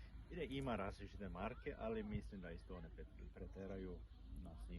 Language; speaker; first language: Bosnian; non-native, learner; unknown